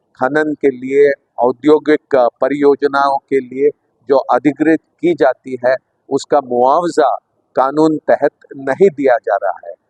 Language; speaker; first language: Hindi; non-native, local second language; Marathi